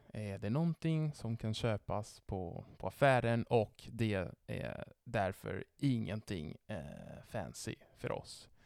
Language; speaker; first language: Swedish; non-native, fluent; Italian